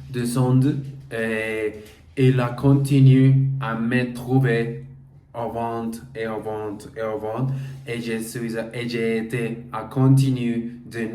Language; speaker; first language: French; non-native, learner; Portuguese